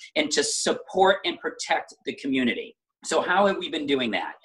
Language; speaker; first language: English; native; English